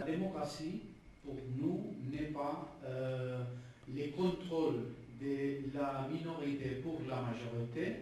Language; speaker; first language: French; non-native, fluent; Catalan